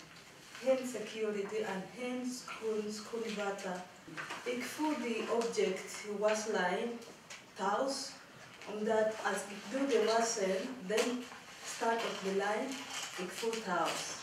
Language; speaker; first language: Dutch; non-native, learner; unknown